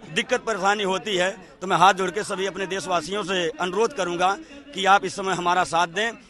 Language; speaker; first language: Hindi; native; Hindi